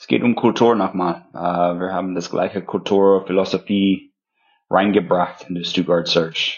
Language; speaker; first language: German; non-native, fluent; English